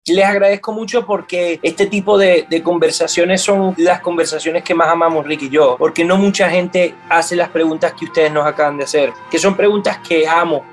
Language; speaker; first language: Spanish; native; Spanish